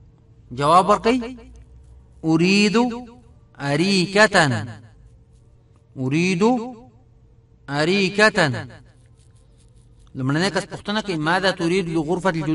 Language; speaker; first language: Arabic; non-native, fluent; Pashto